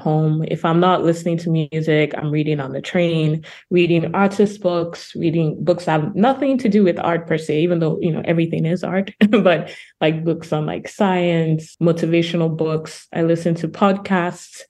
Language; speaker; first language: English; non-native, local second language; Yoruba